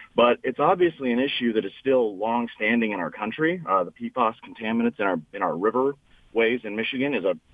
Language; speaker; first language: English; native; English